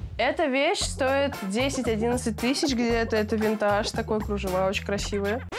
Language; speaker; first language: Russian; native; Russian